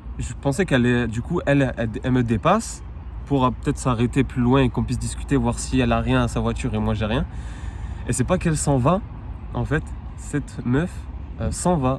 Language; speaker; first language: French; native; French